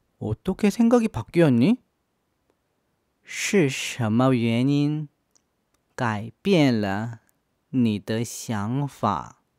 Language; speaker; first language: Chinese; non-native, fluent; Korean